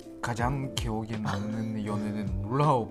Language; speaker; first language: Korean; non-native, learner; Russian